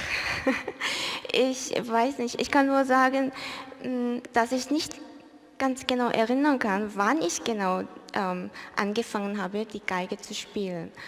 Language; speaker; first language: German; early bilingual, other home language; Korean